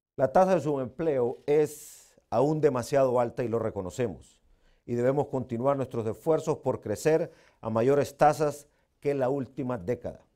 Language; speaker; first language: Spanish; native; Spanish